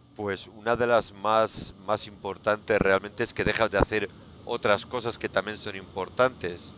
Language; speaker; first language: Spanish; native; Spanish